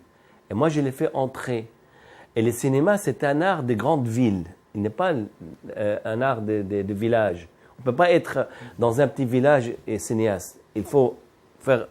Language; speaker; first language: French; non-native, fluent; Arabic